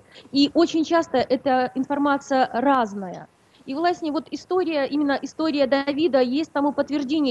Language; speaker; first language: Russian; native; Russian